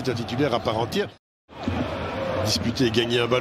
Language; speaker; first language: French; native; French